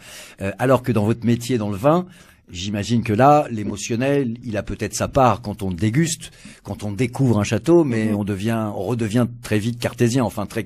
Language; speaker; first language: French; native; French